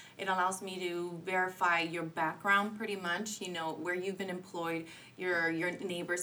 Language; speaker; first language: English; native; English